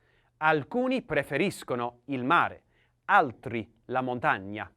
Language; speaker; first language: Italian; non-native, learner; English